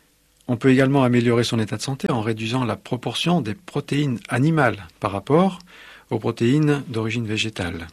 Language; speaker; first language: French; native; French